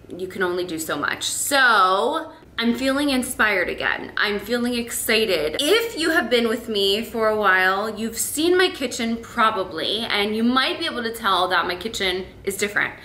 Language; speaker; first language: English; native; English